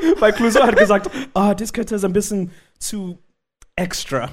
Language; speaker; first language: German; non-native, learner; Shona